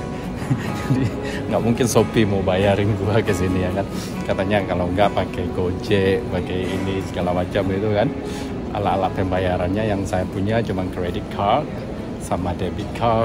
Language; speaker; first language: Indonesian; native; Indonesian